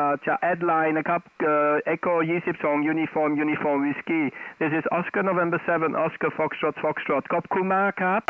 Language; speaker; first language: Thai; non-native, fluent; Dutch